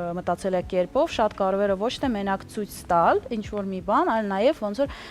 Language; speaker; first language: Armenian; early bilingual, heritage; Armenian